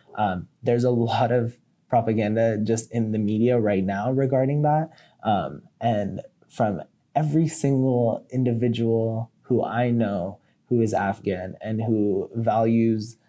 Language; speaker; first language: English; native; English